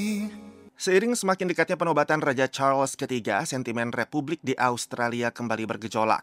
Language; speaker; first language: Indonesian; native; Indonesian